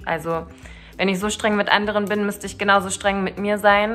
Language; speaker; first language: German; early bilingual, other home language; Turkish